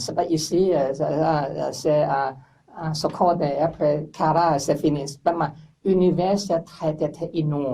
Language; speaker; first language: French; non-native, learner; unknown